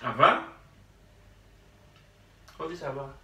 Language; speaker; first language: Indonesian; non-native, learner; Spanish